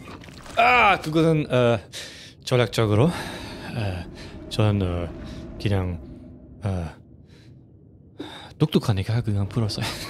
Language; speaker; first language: Korean; non-native, fluent; German